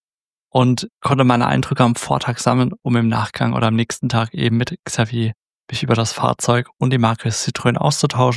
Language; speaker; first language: German; native; German